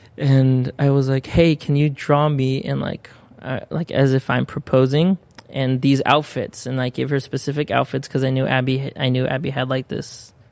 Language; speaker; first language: English; early bilingual, other home language; Spanish